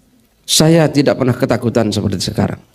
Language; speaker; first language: Indonesian; native; Indonesian